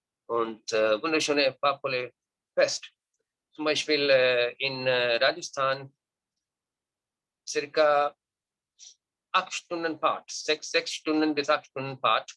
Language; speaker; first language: German; non-native, learner; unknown